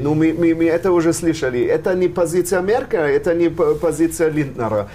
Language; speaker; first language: Russian; non-native, fluent; German